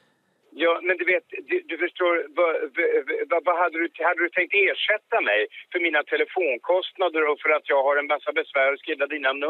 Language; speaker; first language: Swedish; native; Swedish